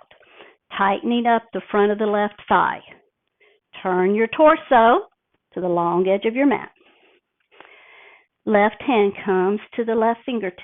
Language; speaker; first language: English; native; English